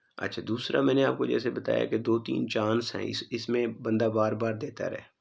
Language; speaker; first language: Urdu; non-native, local second language; Punjabi